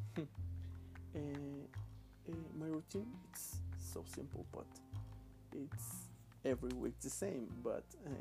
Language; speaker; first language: English; non-native, learner; Spanish